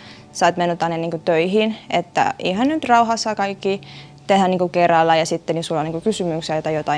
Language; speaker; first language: Finnish; non-native, fluent; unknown